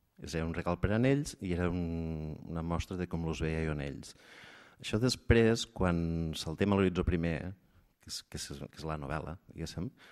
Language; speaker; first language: Catalan; native; Catalan